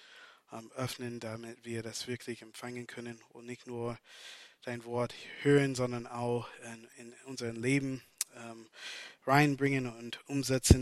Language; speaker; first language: German; non-native, fluent; English